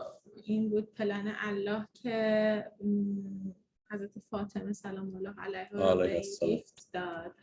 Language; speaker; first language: Persian; early bilingual, heritage; Persian